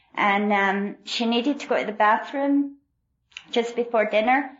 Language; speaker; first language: English; native; English